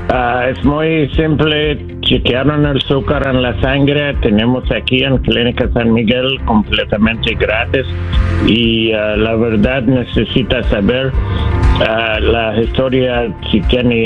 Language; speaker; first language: Spanish; non-native, learner; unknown